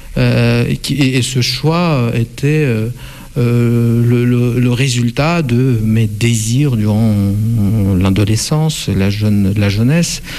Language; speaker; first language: French; non-native, fluent; Russian